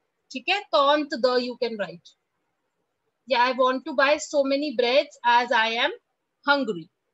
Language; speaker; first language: English; non-native, local second language; Hindi